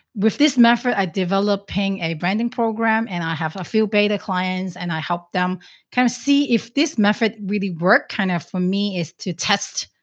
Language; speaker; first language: English; non-native, local second language; Cantonese